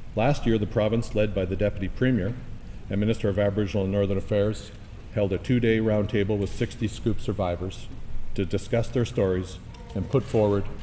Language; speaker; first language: English; native; English